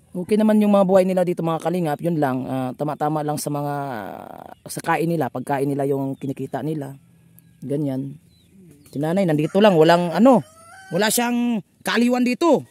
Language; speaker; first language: Filipino; non-native, local second language; Cebuano